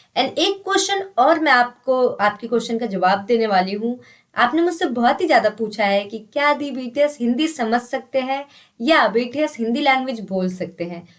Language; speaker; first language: Hindi; native; Hindi